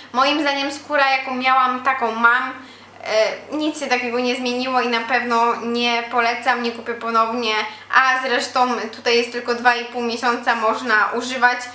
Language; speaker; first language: Polish; native; Polish